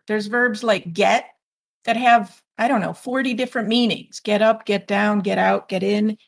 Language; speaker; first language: English; native; English